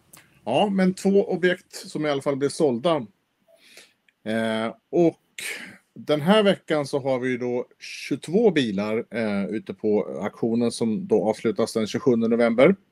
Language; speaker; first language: Swedish; native; Swedish